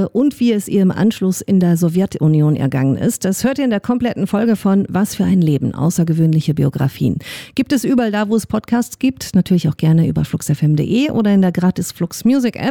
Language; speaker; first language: German; native; German